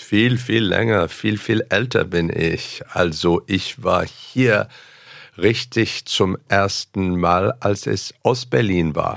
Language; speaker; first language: German; non-native, fluent; English